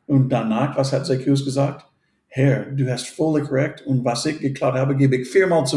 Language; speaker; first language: German; non-native, fluent; English